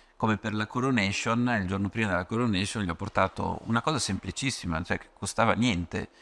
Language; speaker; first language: Italian; native; Italian